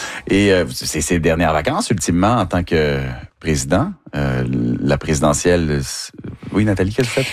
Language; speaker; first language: French; native; French